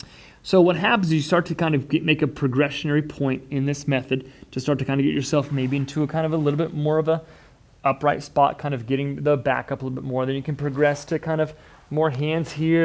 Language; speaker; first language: English; native; English